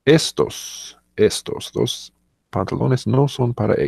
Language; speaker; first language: Spanish; non-native, learner; English